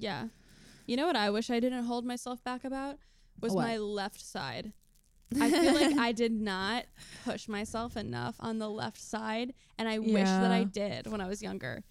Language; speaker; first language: English; native; English